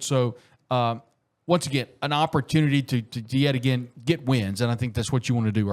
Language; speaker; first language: English; native; English